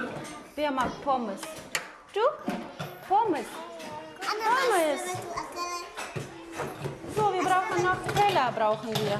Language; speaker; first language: German; early bilingual, heritage; German